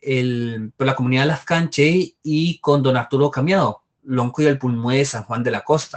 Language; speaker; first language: Spanish; native; Spanish